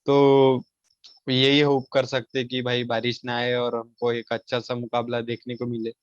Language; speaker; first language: Hindi; native; Hindi